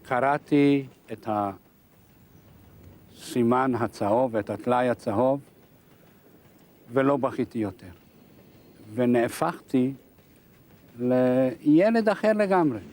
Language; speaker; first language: Hebrew; non-native, fluent; Hungarian